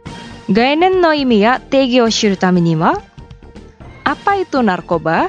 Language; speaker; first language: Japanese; non-native, fluent; Indonesian